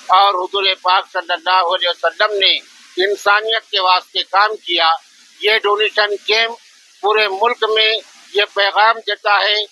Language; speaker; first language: Urdu; native; Urdu